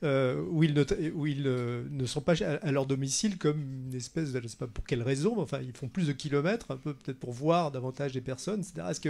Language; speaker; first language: French; native; French